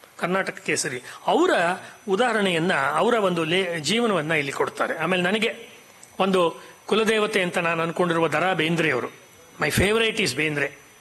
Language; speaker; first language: Kannada; native; Kannada